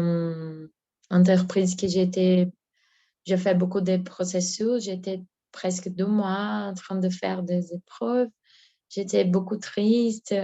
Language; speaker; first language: French; non-native, learner; Portuguese